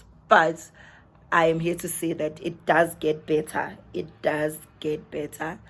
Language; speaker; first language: English; non-native, local second language; Zulu